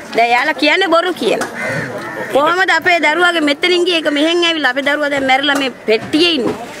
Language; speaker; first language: Sinhala; native; Sinhala